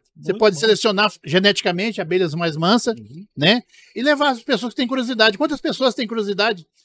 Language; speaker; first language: Portuguese; native; Portuguese